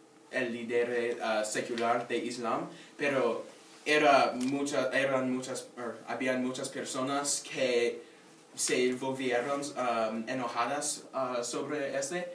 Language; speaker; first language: Spanish; non-native, learner; English